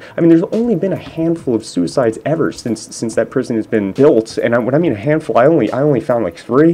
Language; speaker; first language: English; native; English